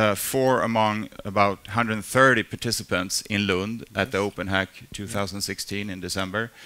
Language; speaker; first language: English; non-native, fluent; Swedish